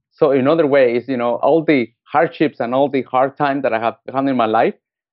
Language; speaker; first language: English; non-native, fluent; Spanish